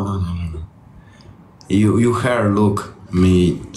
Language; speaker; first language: English; non-native, learner; Spanish